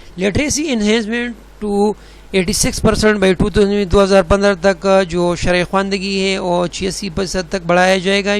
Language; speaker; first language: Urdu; non-native, local second language; Pashto